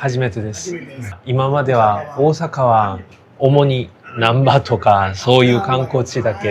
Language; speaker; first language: Japanese; non-native, fluent; Korean